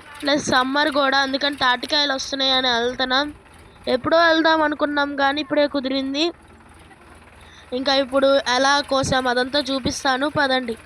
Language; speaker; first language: Telugu; native; Telugu